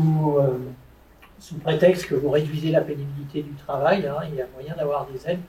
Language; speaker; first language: French; native; French